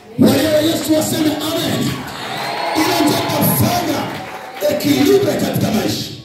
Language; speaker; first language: Swahili; non-native, local second language; Nande